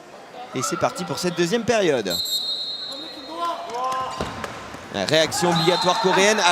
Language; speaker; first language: French; native; French